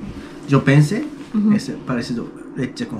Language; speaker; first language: Spanish; non-native, learner; Japanese